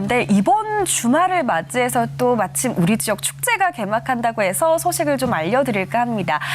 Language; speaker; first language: Korean; native; Korean